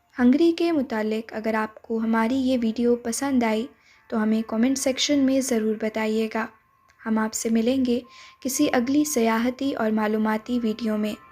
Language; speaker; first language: Urdu; native; Urdu